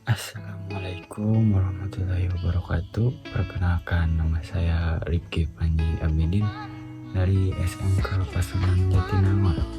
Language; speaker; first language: Indonesian; non-native, local second language; Sundanese